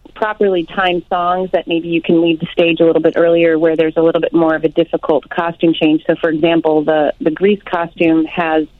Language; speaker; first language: English; native; English